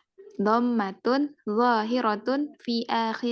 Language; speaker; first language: Arabic; non-native, learner; Indonesian